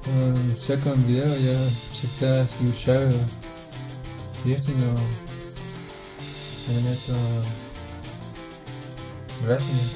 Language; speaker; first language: Russian; non-native, learner; Spanish